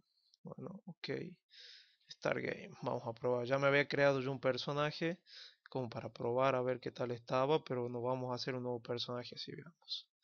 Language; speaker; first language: Spanish; native; Spanish